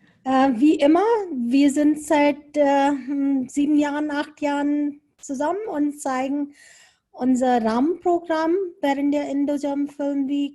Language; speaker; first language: German; non-native, fluent; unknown